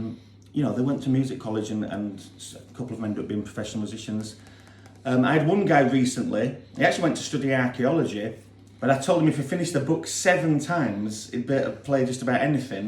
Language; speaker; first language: English; native; English